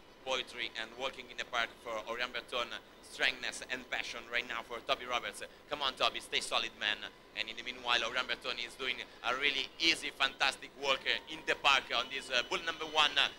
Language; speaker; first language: English; non-native, fluent; Italian